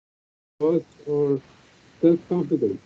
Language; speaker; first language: English; non-native, fluent; Persian